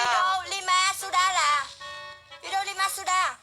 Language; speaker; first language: Indonesian; non-native, learner; Vietnamese